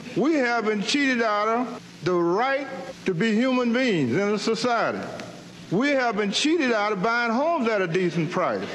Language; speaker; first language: English; native; English